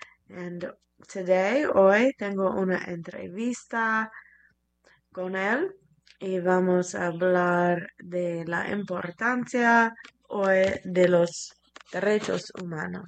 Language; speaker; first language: Spanish; non-native, learner; English